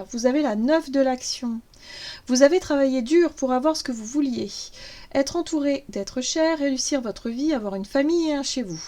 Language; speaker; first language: French; native; French